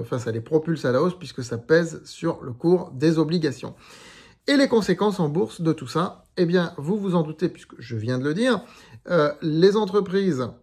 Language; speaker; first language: French; native; French